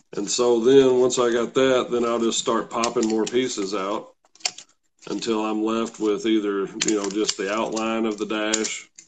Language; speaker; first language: English; native; English